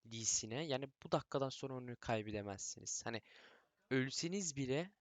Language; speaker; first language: Turkish; early bilingual, other home language; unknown